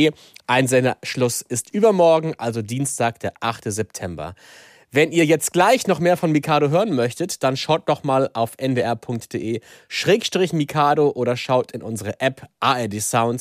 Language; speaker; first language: German; native; German